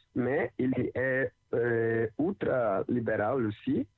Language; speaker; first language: French; non-native, learner; Portuguese